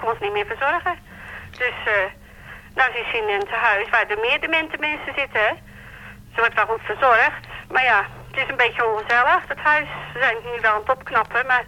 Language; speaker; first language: Dutch; native; Dutch